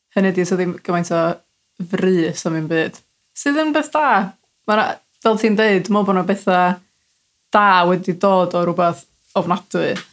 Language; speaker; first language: Welsh; native; Welsh